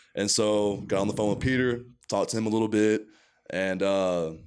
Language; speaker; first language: English; native; English